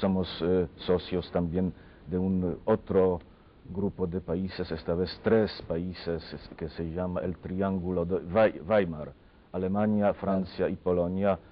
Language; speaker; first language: Spanish; non-native, fluent; Polish